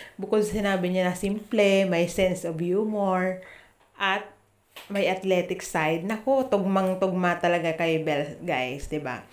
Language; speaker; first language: Filipino; native; Filipino